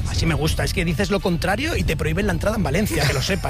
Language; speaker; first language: Spanish; native; Spanish